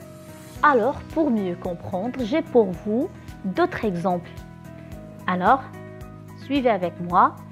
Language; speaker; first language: French; non-native, local second language; Arabic